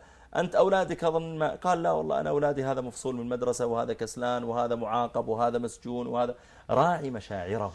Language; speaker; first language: Arabic; native; Arabic